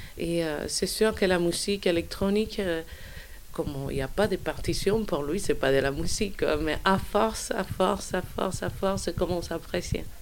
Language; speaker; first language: French; non-native, fluent; Spanish